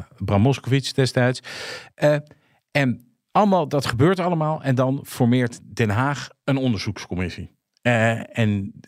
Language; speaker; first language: Dutch; native; Dutch